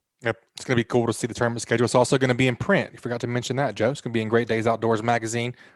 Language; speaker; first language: English; native; English